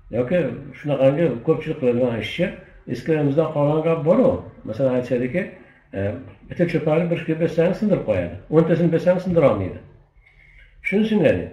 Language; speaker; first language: Uzbek; native; Uzbek